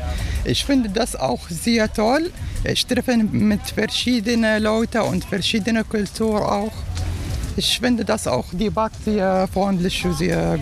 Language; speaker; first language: German; non-native, learner; Arabic